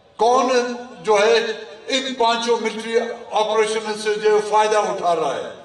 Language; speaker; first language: Urdu; non-native, local second language; Baluchi